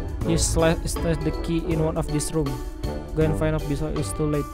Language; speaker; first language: English; non-native, learner; Indonesian